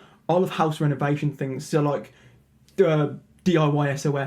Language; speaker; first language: English; native; English